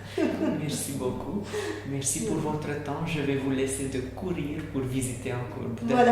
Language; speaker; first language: French; non-native, learner; Hungarian